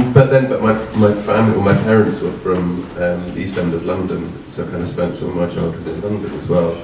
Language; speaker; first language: English; native; English